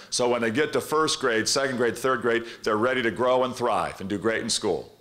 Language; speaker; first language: English; native; English